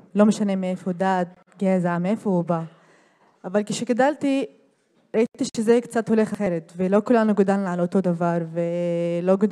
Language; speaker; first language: Hebrew; non-native, local second language; Arabic